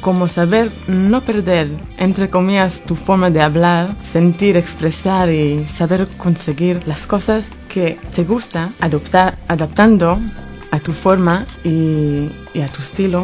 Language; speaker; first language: Spanish; non-native, fluent; Hebrew